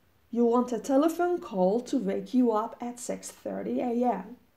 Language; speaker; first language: English; non-native, fluent; Persian